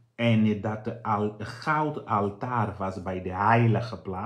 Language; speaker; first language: Dutch; non-native, fluent; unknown